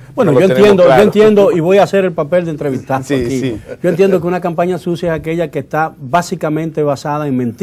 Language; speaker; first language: Spanish; native; Spanish